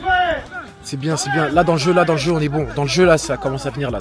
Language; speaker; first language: French; native; French